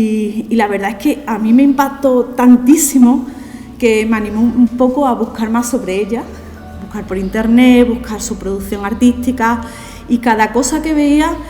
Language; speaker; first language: Spanish; native; Spanish